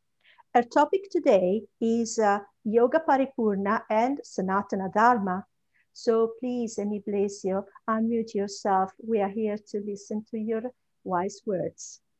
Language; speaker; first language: English; non-native, fluent; Italian